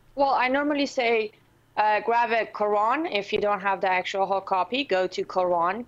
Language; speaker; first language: English; non-native, fluent; Persian